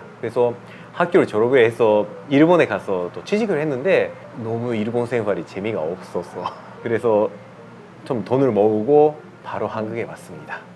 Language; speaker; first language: Korean; non-native, fluent; Japanese